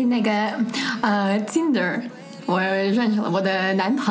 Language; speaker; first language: Chinese; non-native, fluent; Russian